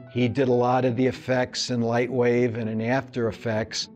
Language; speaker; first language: English; native; English